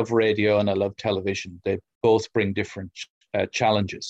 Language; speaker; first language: English; native; English